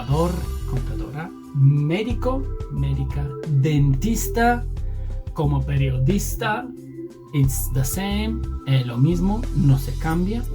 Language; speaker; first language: Spanish; non-native, fluent; English